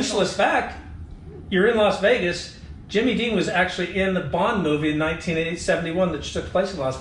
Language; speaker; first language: English; native; English